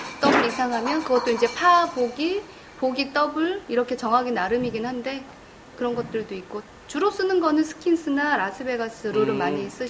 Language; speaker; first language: Korean; native; Korean